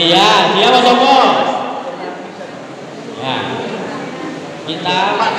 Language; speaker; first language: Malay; non-native, local second language; Javanese